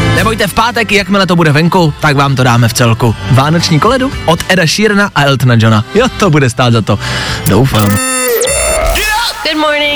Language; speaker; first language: Czech; native; Czech